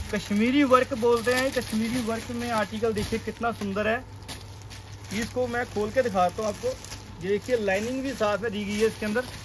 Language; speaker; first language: Hindi; non-native, local second language; Punjabi